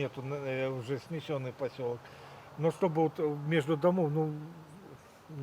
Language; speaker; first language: Russian; native; Russian